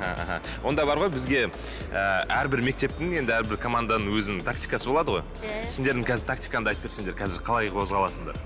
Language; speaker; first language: Kazakh; native; Kazakh